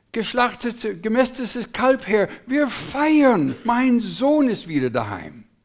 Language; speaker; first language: German; non-native, fluent; English